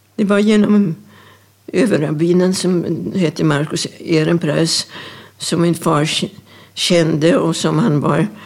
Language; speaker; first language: Swedish; early bilingual, other home language; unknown